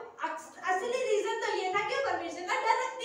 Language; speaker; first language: Hindi; native; Hindi